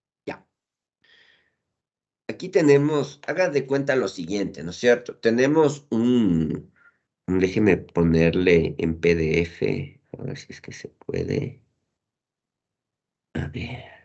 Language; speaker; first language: Spanish; native; Spanish